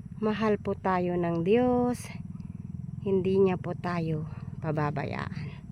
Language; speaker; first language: Filipino; non-native, local second language; Iloko